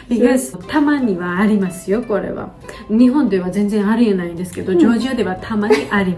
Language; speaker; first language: Japanese; non-native, fluent; Georgian